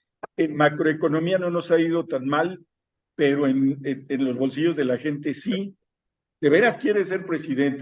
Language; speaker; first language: Spanish; native; Spanish